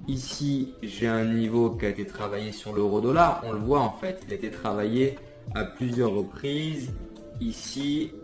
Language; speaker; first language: French; native; French